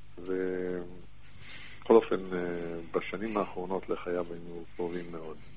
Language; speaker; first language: Hebrew; native; Hebrew